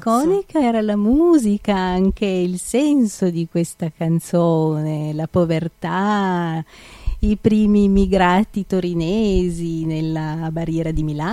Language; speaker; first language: Italian; native; Italian